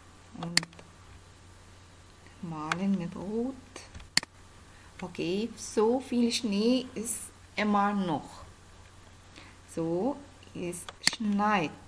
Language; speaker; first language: German; non-native, fluent; Arabic